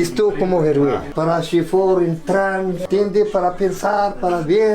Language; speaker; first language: Spanish; non-native, learner; Arabic